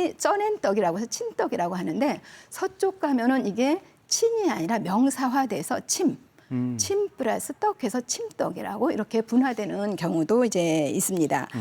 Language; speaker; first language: Korean; native; Korean